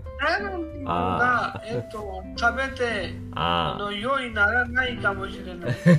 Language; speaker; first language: Japanese; non-native, learner; Urdu